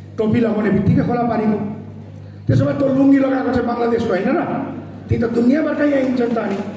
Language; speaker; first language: Nepali; native; Nepali